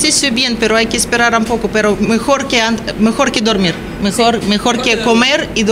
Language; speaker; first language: Spanish; non-native, learner; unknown